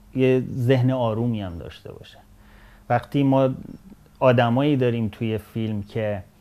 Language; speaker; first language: Persian; native; Persian